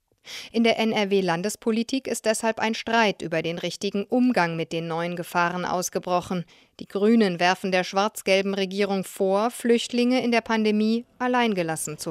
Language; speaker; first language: German; native; German